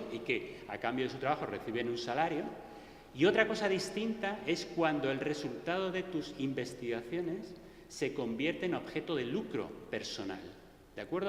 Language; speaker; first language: Spanish; native; Spanish